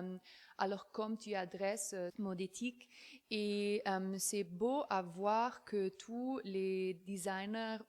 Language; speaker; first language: French; non-native, fluent; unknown